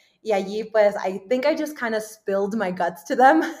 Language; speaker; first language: English; early bilingual, other home language; Spanish